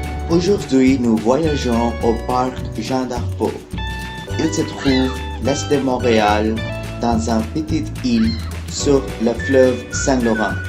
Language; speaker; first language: French; non-native, learner; English